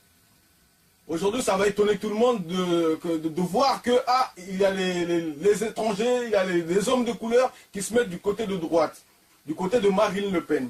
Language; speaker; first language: French; non-native, local second language; Lingala